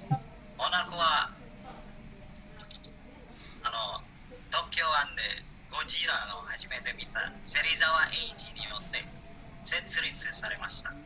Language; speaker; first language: Japanese; non-native, learner; Indonesian